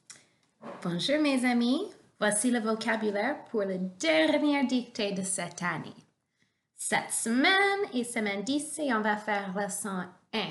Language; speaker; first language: French; non-native, local second language; English